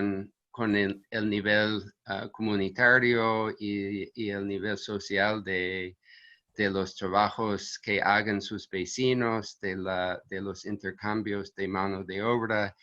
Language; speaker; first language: Spanish; non-native, fluent; English